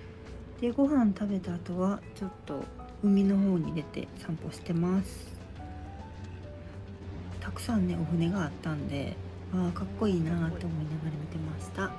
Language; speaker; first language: Japanese; native; Japanese